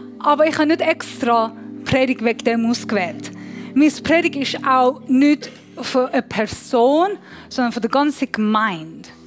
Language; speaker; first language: German; non-native, fluent; Persian